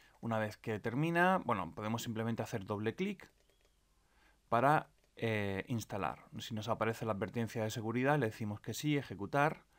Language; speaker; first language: Spanish; native; Spanish